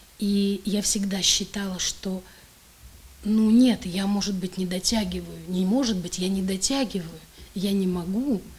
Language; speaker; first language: Russian; native; Russian